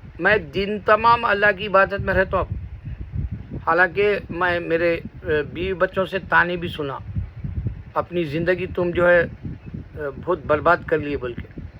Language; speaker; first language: Urdu; native; Urdu